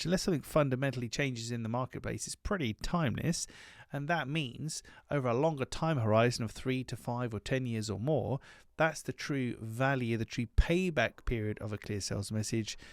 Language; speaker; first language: English; native; English